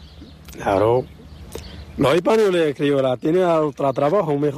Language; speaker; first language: Spanish; non-native, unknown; Arabic